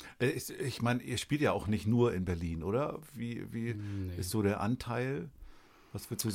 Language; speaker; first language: German; native; German